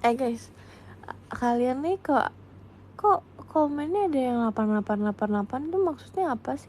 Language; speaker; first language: Indonesian; native; Indonesian